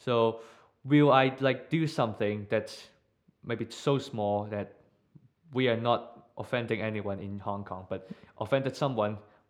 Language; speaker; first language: English; non-native, local second language; Cantonese